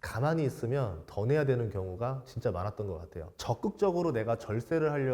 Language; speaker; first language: Korean; native; Korean